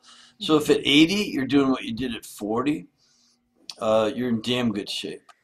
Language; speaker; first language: English; native; English